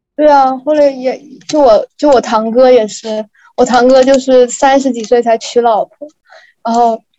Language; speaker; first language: Chinese; native; Chinese